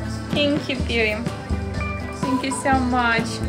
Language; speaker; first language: English; non-native, learner; Ukrainian